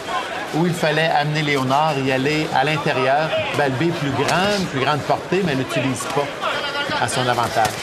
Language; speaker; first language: French; native; French